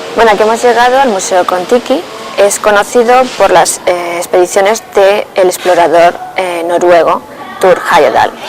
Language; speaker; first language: Spanish; native; Spanish